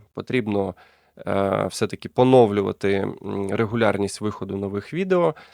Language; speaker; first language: Ukrainian; non-native, local second language; Russian